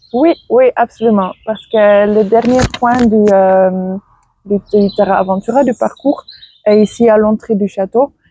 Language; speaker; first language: French; non-native, fluent; Dutch